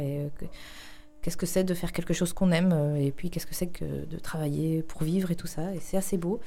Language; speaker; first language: French; native; French